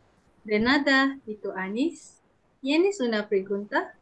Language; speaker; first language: Spanish; non-native, learner; Malay